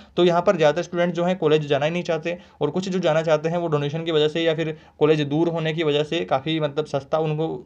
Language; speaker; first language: Hindi; native; Hindi